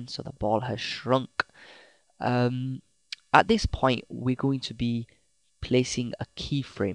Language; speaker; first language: English; native; English